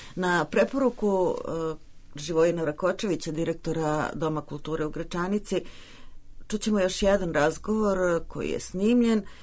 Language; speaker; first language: Serbian; native; Serbian